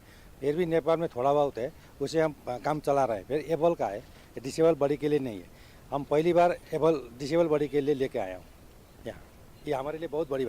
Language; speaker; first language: Hindi; non-native, fluent; Nepali